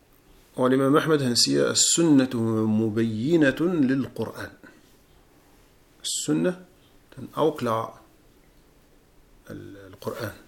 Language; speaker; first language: Danish; non-native, fluent; Arabic